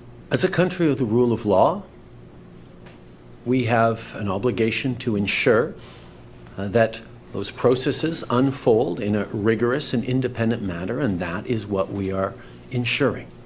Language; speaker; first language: English; native; English